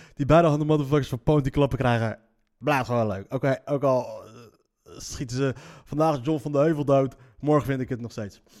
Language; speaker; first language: Dutch; early bilingual, other home language; Riffian